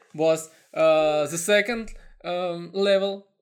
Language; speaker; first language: English; non-native, learner; Russian